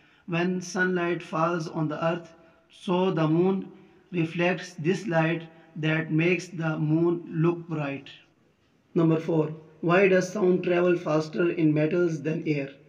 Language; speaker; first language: English; non-native, local second language; Urdu